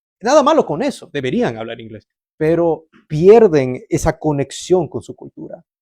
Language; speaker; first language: Spanish; early bilingual, heritage; Spanish